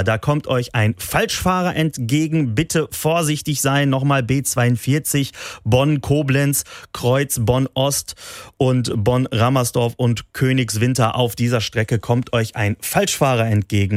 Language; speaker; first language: German; native; German